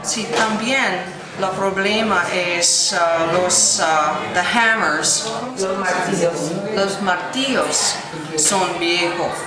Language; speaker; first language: Spanish; non-native, learner; English